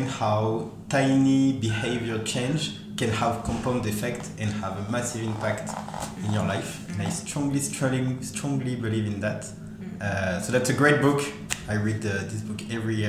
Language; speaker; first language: English; non-native, fluent; French